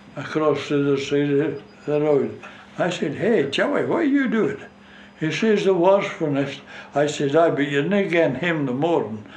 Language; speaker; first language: English; native; English